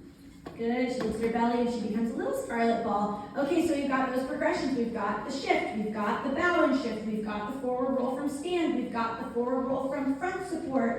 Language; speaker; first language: English; native; English